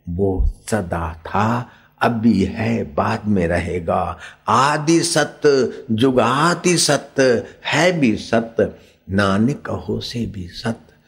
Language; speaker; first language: Hindi; non-native, local second language; Sindhi